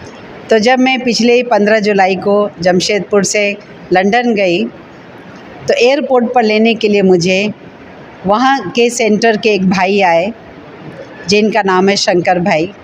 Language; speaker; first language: Hindi; native; Hindi